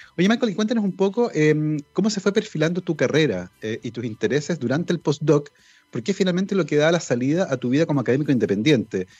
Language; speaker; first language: Spanish; native; Spanish